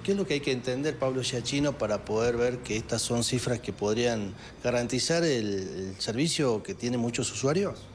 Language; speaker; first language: Spanish; native; Spanish